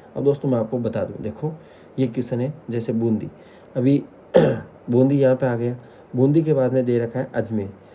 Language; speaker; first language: Hindi; native; Hindi